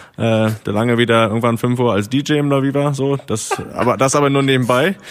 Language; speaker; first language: German; native; German